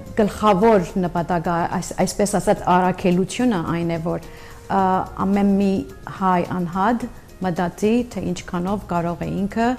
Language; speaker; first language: Armenian; early bilingual, heritage; Armenian